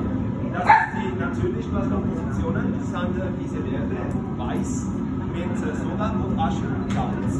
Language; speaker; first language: German; non-native, learner; Italian